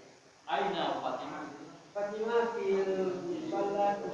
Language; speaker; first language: Arabic; non-native, learner; Indonesian